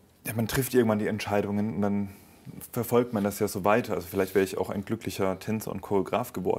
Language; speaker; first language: German; native; German